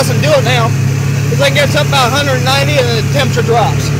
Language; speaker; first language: English; native; English